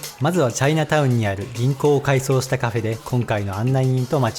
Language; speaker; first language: Japanese; native; Japanese